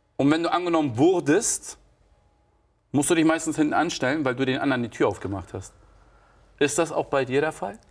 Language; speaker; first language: German; early bilingual, other home language; Turkish